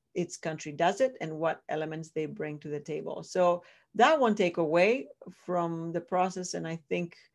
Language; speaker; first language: English; non-native, fluent; Greek